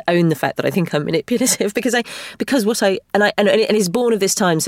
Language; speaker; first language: English; native; English